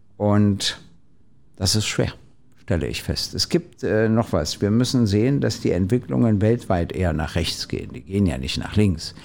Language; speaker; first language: German; native; German